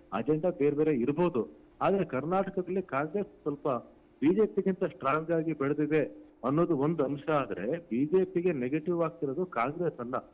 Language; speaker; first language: Kannada; native; Kannada